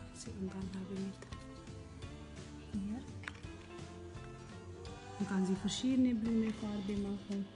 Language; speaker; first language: German; non-native, learner; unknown